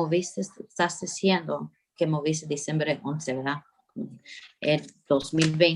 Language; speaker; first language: Spanish; early bilingual, heritage; Spanish